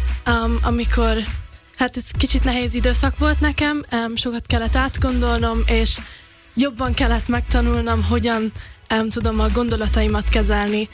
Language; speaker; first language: Hungarian; early bilingual, heritage; Hungarian